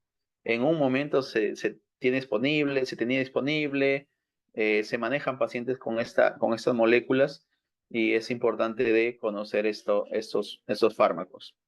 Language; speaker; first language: Spanish; native; Spanish